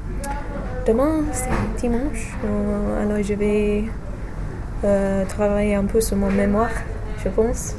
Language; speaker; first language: French; non-native, fluent; English